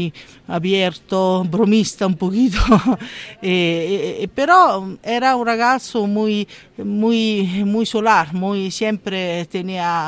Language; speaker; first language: Spanish; non-native, learner; Italian